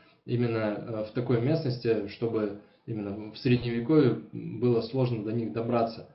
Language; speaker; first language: Russian; native; Russian